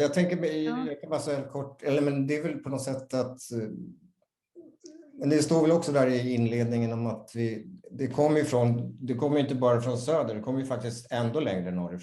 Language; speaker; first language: Swedish; native; Swedish